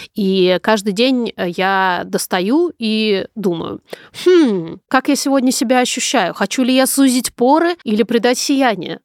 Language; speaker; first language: Russian; native; Russian